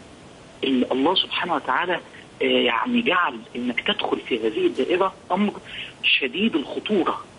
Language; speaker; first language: Arabic; native; Arabic